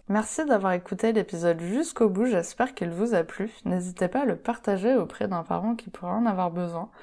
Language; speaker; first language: French; native; French